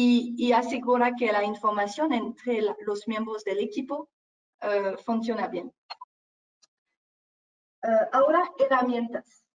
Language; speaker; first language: Spanish; non-native, fluent; French